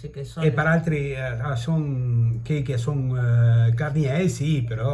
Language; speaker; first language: Italian; early bilingual, heritage; Spanish